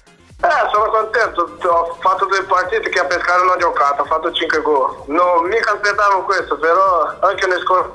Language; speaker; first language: Italian; non-native, fluent; Portuguese